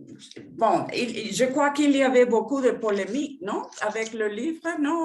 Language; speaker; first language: French; non-native, fluent; Spanish